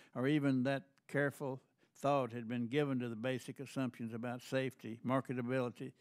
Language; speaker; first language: English; native; English